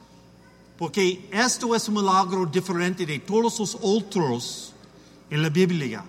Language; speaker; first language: Spanish; non-native, learner; English